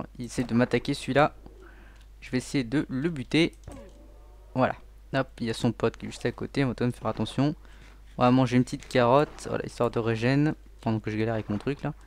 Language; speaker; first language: French; native; French